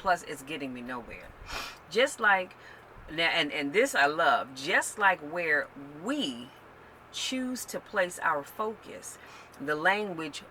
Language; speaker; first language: English; native; English